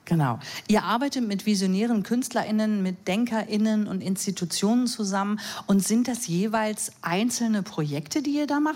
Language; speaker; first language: German; native; German